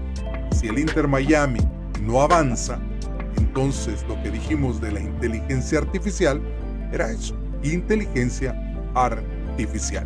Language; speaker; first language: Spanish; native; Spanish